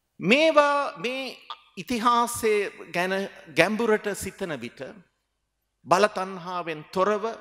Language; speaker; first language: Sinhala; non-native, local second language; Tamil